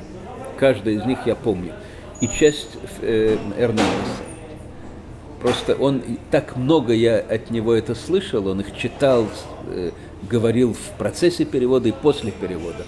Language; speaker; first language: Russian; native; Russian